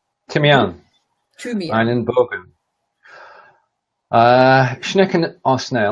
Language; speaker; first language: German; non-native, learner; English